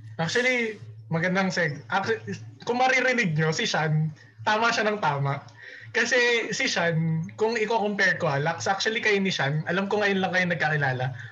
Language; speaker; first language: Filipino; native; Filipino